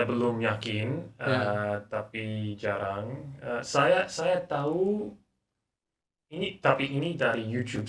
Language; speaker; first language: Indonesian; non-native, learner; English